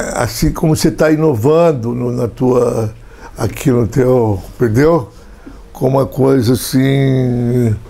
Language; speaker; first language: Portuguese; native; Portuguese